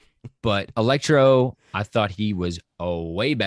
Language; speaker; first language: English; native; English